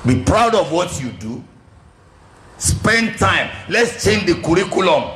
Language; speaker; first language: English; non-native, local second language; Yoruba